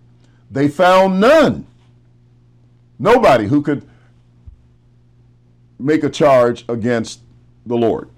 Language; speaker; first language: English; native; English